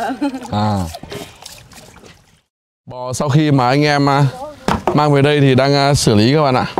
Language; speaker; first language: Vietnamese; native; Vietnamese